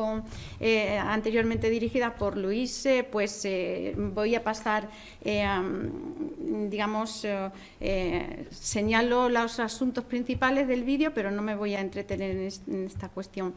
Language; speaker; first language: Spanish; native; Spanish